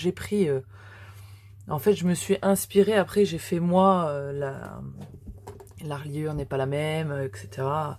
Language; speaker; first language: French; native; French